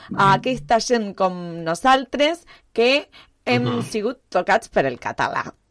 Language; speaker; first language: Catalan; non-native, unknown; Spanish